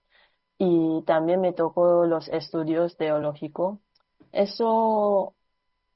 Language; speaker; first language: Spanish; non-native, fluent; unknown